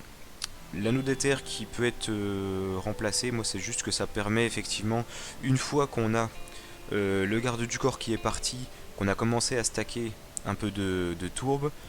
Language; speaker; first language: French; native; French